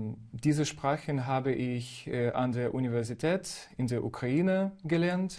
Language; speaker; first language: German; non-native, fluent; Ukrainian